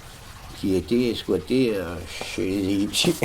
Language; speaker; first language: French; non-native, fluent; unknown